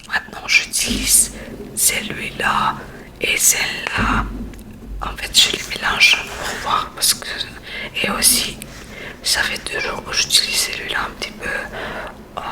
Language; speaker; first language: French; non-native, learner; Spanish